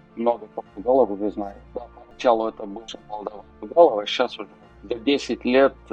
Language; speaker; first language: Russian; non-native, local second language; Romanian